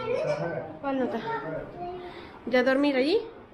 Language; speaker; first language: Spanish; native; Spanish